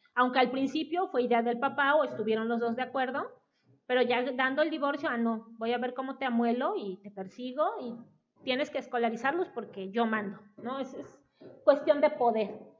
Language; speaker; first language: Spanish; native; Spanish